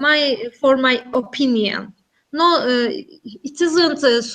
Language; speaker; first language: English; non-native, learner; Turkish